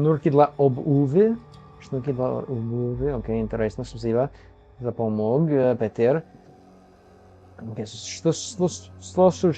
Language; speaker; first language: Russian; non-native, learner; English